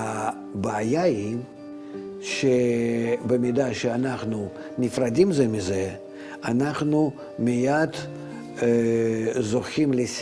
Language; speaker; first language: Hebrew; non-native, fluent; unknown